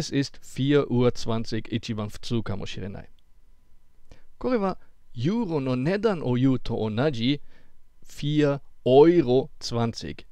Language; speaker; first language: Japanese; non-native, fluent; German